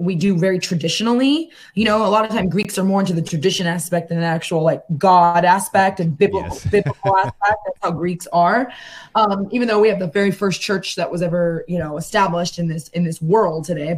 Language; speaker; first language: English; native; English